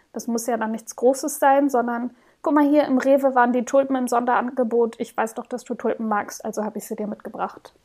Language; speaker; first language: German; early bilingual, heritage; German